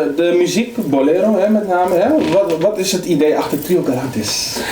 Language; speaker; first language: Dutch; native; Dutch